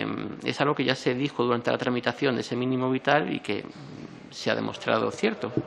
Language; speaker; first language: Spanish; native; Spanish